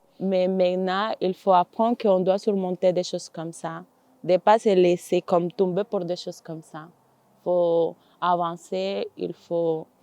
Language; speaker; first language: French; non-native, fluent; Spanish